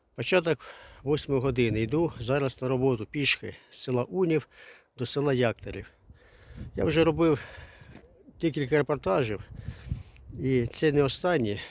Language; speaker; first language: Ukrainian; non-native, local second language; Russian